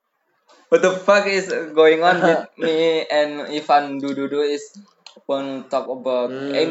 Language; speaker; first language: English; non-native, learner; Indonesian